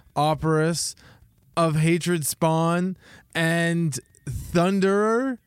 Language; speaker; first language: English; native; English